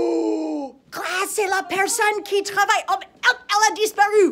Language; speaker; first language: French; non-native, fluent; English